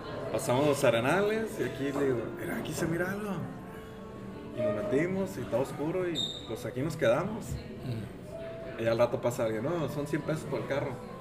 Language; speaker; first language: Spanish; native; Spanish